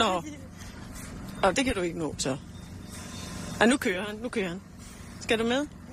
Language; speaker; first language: Danish; native; Danish